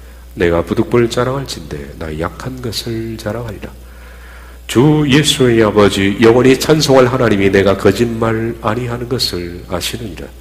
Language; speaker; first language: Korean; native; Korean